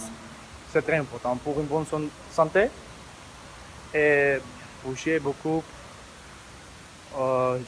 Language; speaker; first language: French; non-native, learner; Dutch